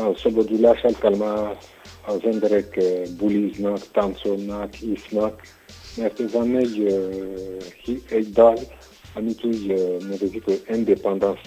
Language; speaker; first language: Hungarian; non-native, learner; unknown